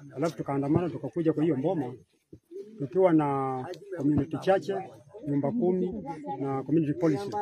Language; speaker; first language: Swahili; non-native, local second language; Kamba